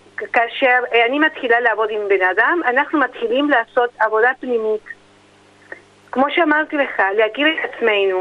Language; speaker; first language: Hebrew; non-native, fluent; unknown